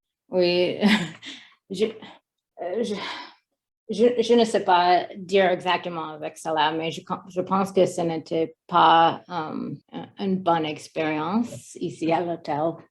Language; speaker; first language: French; non-native, learner; English